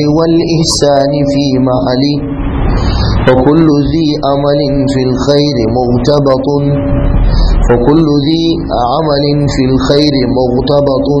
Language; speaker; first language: Arabic; non-native, fluent; Hausa